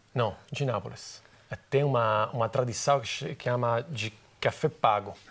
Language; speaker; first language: Portuguese; non-native, fluent; Italian